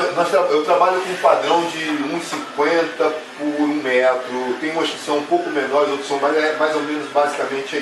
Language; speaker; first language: Portuguese; native; Portuguese